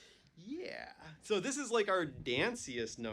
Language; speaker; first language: English; native; English